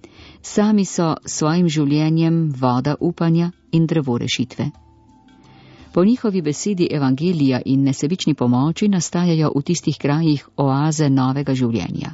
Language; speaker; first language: Slovenian; native; Slovenian